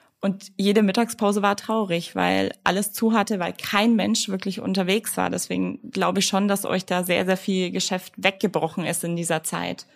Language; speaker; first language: German; native; German